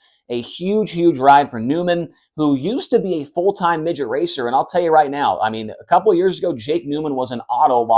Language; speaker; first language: English; native; English